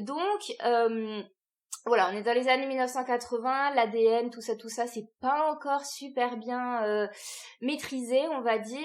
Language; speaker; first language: French; native; French